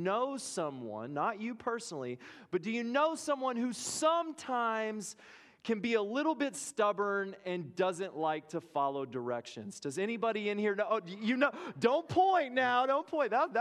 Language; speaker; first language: English; native; English